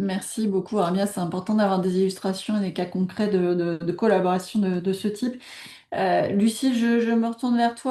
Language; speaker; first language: French; native; French